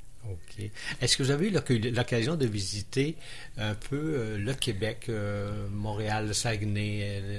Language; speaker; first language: French; native; French